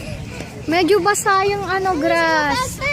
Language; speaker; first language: Filipino; native; Filipino